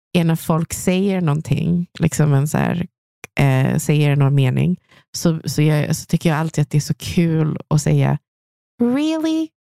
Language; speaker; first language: Swedish; native; Swedish